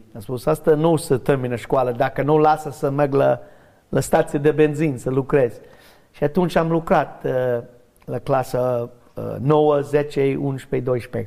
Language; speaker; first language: Romanian; non-native, learner; English